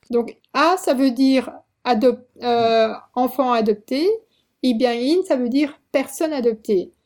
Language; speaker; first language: French; early bilingual, other home language; Korean